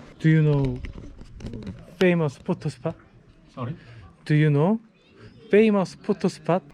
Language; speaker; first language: English; non-native, learner; Korean